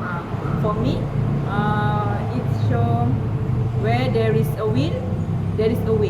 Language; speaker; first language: English; non-native, learner; Malay